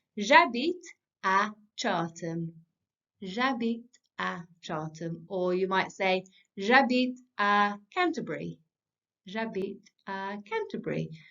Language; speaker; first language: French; non-native, fluent; English